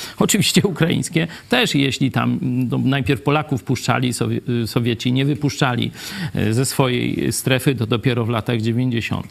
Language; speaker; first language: Polish; native; Polish